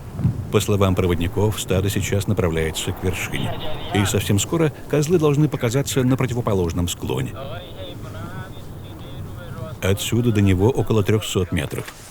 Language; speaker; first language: Russian; native; Russian